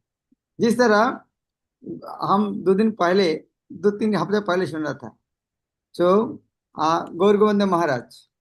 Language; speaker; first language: Hindi; non-native, local second language; Bangla